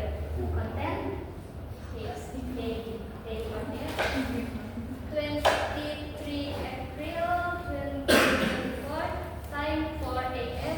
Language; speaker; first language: English; non-native, learner; Indonesian